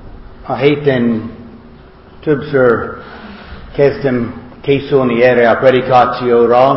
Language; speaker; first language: Hungarian; non-native, learner; English